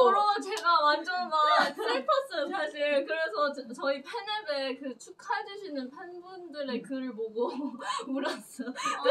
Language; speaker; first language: Korean; early bilingual, heritage; Korean